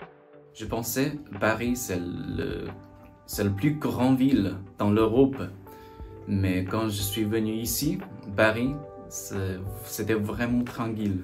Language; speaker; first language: French; non-native, learner; Chinese